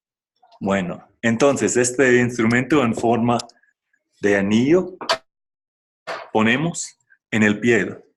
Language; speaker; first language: Spanish; non-native, fluent; English